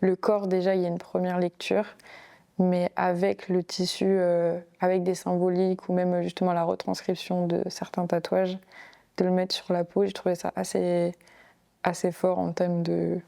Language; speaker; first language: French; native; French